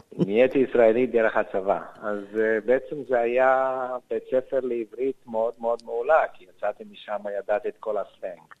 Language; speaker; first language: Hebrew; non-native, fluent; Romanian